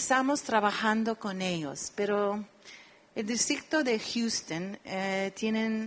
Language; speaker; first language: Spanish; early bilingual, heritage; Spanish